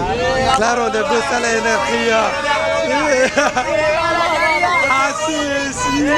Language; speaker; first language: Spanish; non-native, learner; French